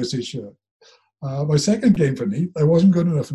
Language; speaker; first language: English; native; English